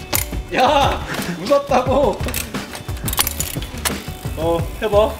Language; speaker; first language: Korean; non-native, fluent; English